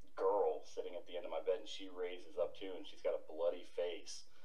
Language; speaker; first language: English; native; English